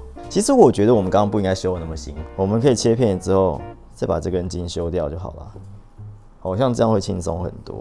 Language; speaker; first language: Chinese; native; Chinese